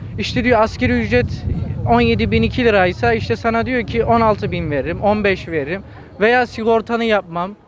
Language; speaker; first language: Turkish; native; Turkish